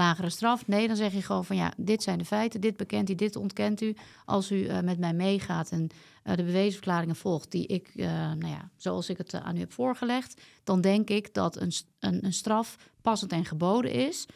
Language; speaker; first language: Dutch; native; Dutch